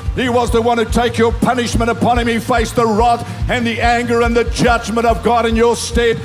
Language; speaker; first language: English; non-native, local second language; Afrikaans